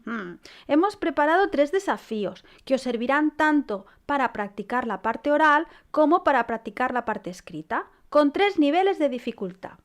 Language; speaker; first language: Spanish; native; Spanish